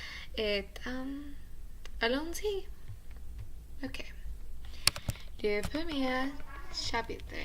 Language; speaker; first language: French; non-native, learner; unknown